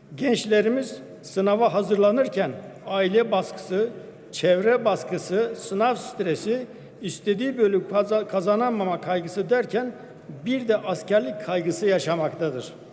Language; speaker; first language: Turkish; non-native, local second language; Kurdish